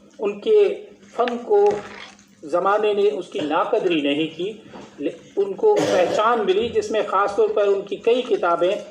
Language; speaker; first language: Urdu; non-native, local second language; Sindhi